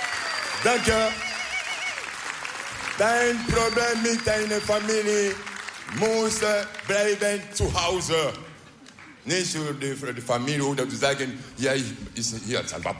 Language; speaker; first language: Dutch; non-native, learner; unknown